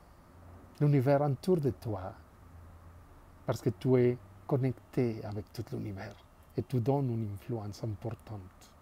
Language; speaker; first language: French; non-native, fluent; Spanish